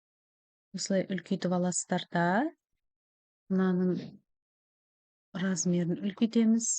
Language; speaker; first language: Kazakh; native; Kazakh